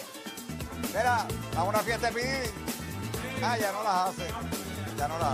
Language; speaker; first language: Spanish; native; Spanish